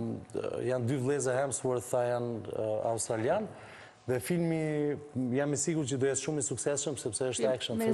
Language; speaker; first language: Albanian; native; Albanian